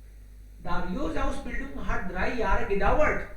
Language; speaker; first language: German; non-native, fluent; Hindi